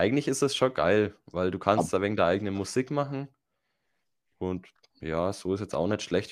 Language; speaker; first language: German; native; German